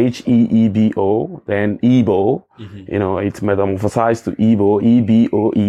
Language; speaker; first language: English; non-native, local second language; Igbo